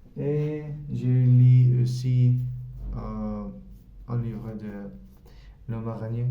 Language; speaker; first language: French; non-native, learner; Spanish